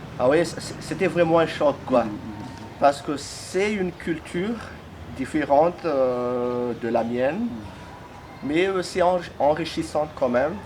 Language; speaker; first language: French; non-native, local second language; Malagasy